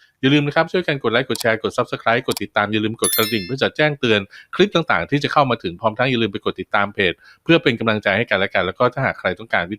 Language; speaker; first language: Thai; native; Thai